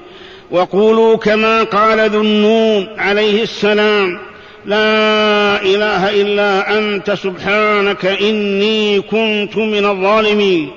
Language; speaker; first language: Arabic; native; Arabic